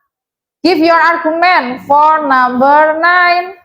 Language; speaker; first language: English; non-native, fluent; Indonesian